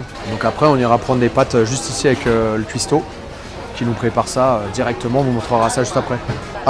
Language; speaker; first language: French; native; French